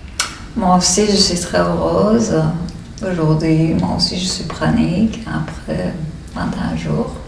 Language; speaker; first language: French; non-native, learner; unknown